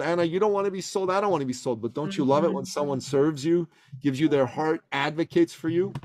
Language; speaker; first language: English; early bilingual, other home language; Persian